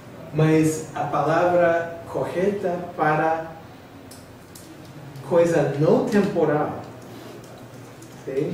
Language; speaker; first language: Portuguese; non-native, fluent; English